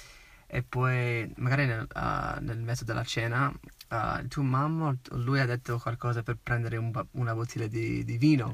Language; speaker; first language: Italian; non-native, fluent; English